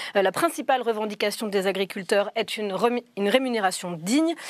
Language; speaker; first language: French; native; French